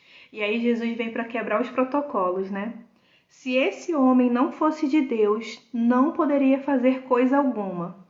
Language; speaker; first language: Portuguese; native; Portuguese